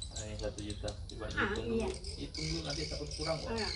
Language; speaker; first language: Indonesian; native; Indonesian